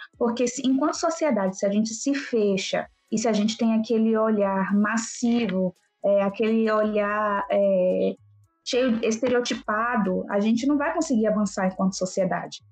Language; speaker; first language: Portuguese; native; Portuguese